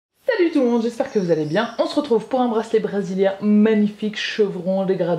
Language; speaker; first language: French; native; French